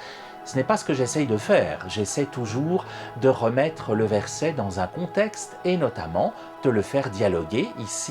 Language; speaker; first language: French; native; French